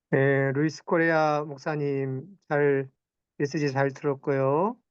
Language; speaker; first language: Korean; native; Korean